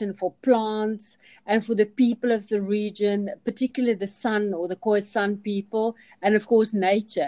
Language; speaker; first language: English; non-native, local second language; Afrikaans